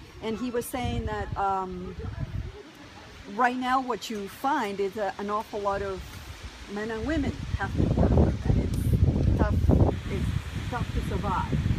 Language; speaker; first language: English; native; English